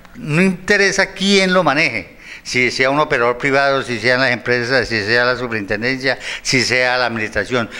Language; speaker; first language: Spanish; native; Spanish